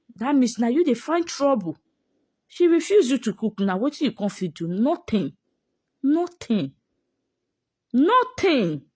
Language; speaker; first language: Nigerian Pidgin; native; Nigerian Pidgin